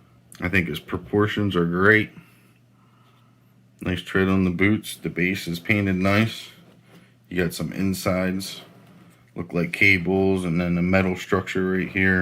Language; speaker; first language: English; native; English